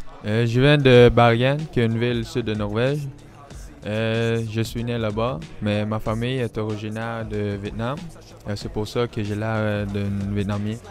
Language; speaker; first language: French; non-native, learner; Norwegian